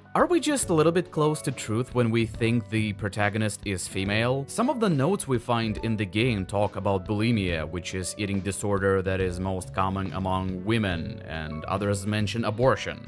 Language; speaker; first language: English; non-native, fluent; Russian